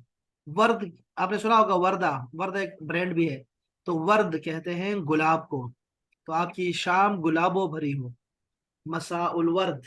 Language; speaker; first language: Urdu; native; Urdu